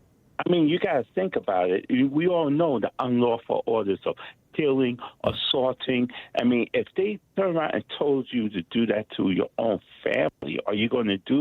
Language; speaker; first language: English; native; English